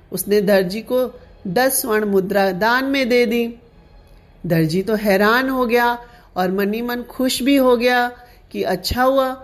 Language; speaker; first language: Hindi; non-native, local second language; Sindhi